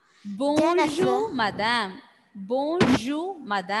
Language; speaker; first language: French; non-native, fluent; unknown